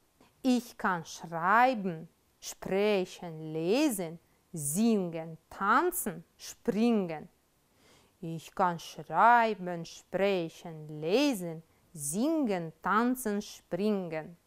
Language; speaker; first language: German; non-native, fluent; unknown